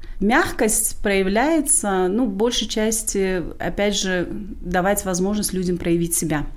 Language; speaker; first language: Russian; non-native, local second language; Tajik